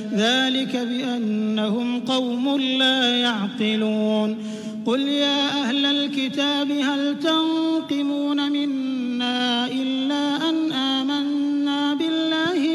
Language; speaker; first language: Arabic; native; Arabic